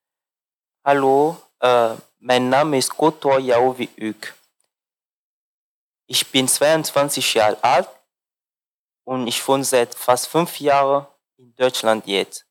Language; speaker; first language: German; non-native, learner; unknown